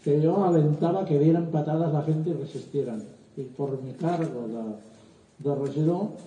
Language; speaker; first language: Spanish; non-native, local second language; Catalan